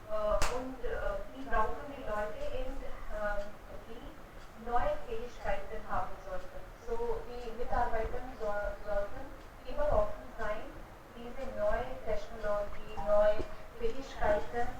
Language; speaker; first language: German; non-native, fluent; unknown